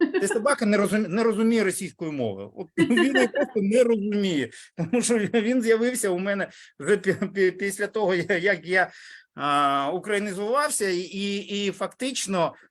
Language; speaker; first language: Ukrainian; non-native, local second language; Russian